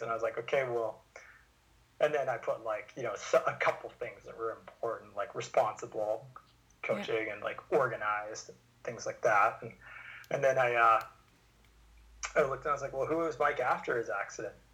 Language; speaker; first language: English; native; English